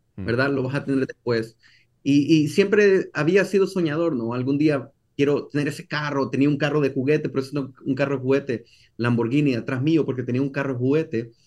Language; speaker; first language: Spanish; native; Spanish